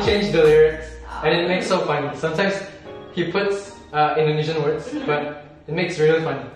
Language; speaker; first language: English; non-native, fluent; Indonesian